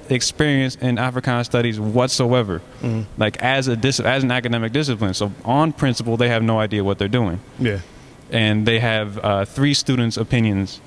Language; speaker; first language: English; native; English